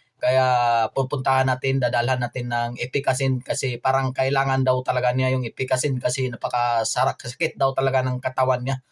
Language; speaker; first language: Filipino; non-native, local second language; Cebuano